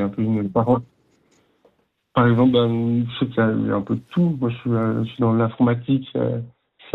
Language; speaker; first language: French; native; French